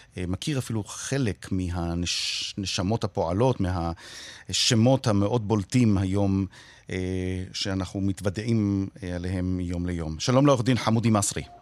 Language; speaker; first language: Hebrew; native; Hebrew